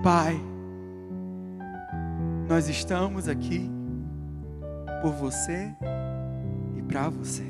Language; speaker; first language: Portuguese; native; Portuguese